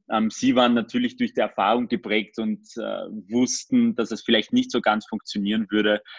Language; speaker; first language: German; early bilingual, other home language; Armenian